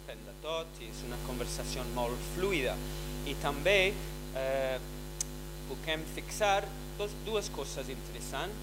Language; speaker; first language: Catalan; non-native, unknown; English